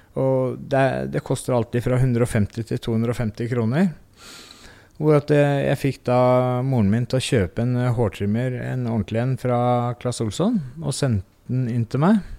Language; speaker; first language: Norwegian; native; Norwegian